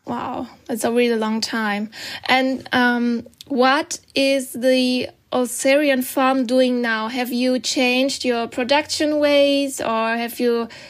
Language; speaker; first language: English; non-native, fluent; German